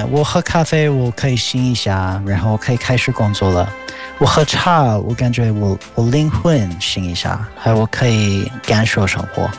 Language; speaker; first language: Chinese; non-native, fluent; English